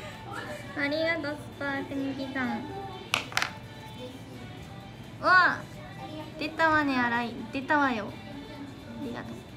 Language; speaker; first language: Japanese; native; Japanese